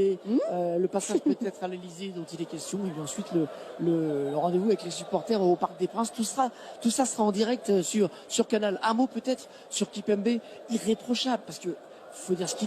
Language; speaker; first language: French; native; French